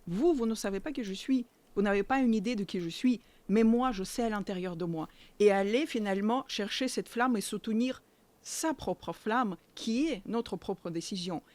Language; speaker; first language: French; non-native, fluent; Russian